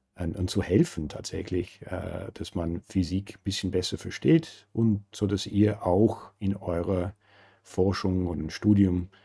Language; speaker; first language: German; non-native, fluent; English